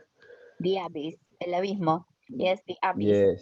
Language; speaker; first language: English; non-native, fluent; Spanish